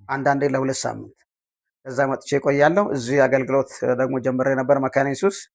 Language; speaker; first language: Amharic; non-native, local second language; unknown